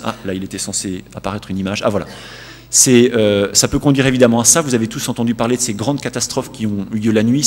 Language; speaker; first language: French; native; French